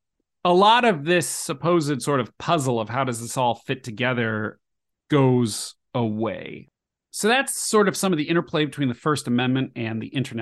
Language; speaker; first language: English; native; English